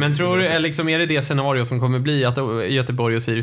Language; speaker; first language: Swedish; native; Swedish